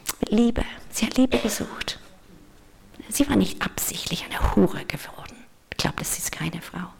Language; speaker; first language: German; non-native, fluent; English